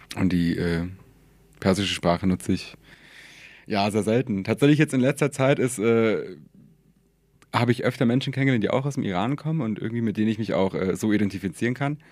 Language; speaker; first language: German; early bilingual, other home language; Persian